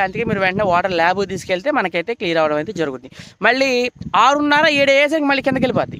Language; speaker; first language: Telugu; native; Telugu